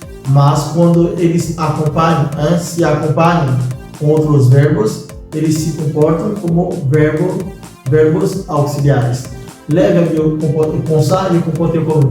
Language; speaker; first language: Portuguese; non-native, learner; Haitian Creole